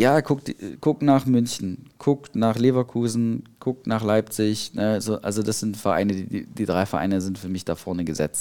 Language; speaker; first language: German; native; German